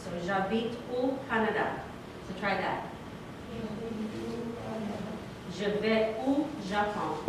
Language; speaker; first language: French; non-native, fluent; English